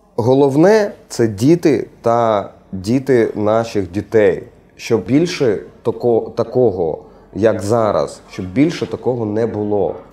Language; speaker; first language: Ukrainian; non-native, local second language; Russian